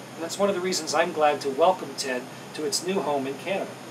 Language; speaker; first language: English; native; English